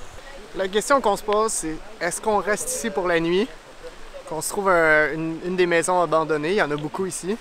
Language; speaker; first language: French; native; French